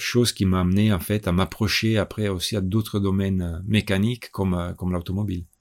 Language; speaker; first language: French; non-native, fluent; Italian